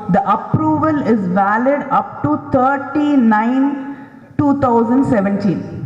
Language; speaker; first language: English; non-native, local second language; Tamil